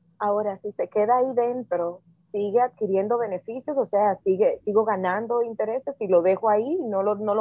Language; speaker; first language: Spanish; native; Spanish